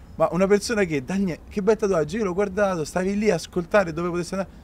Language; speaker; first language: Italian; native; Italian